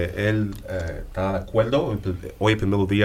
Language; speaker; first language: Spanish; early bilingual, heritage; English